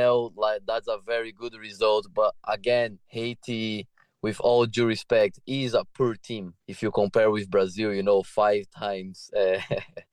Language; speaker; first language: English; non-native, fluent; Portuguese